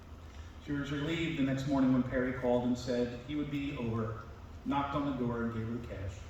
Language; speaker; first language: English; native; English